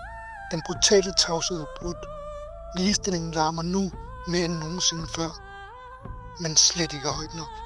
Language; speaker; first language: Danish; native; Danish